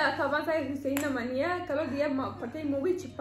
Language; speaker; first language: Indonesian; non-native, learner; Turkish